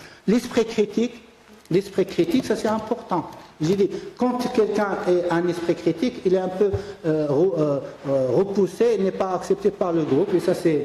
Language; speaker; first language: French; non-native, local second language; Arabic